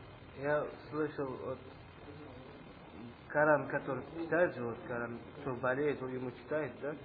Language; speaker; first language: Russian; non-native, learner; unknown